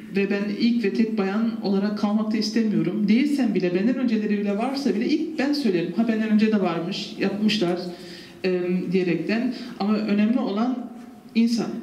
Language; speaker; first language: Turkish; early bilingual, heritage; Turkish